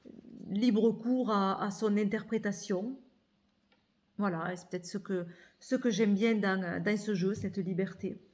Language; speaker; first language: French; native; French